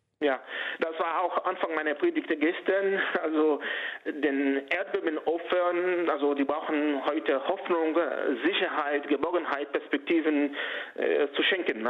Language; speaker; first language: German; non-native, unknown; Haitian Creole